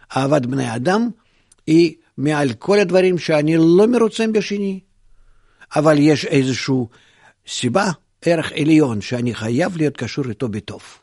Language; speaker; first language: Hebrew; non-native, fluent; Russian